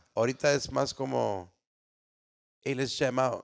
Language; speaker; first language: Spanish; early bilingual, heritage; Spanish